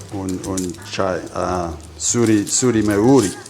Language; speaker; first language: Albanian; non-native, learner; English